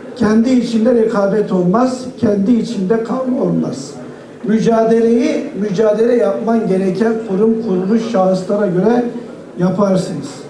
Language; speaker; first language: Turkish; native; Turkish